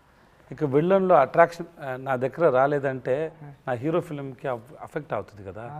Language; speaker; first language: Telugu; non-native, learner; Tamil